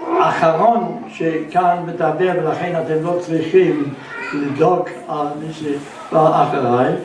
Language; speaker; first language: Hebrew; non-native, fluent; German